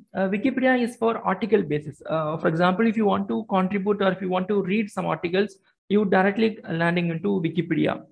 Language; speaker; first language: English; non-native, local second language; Tamil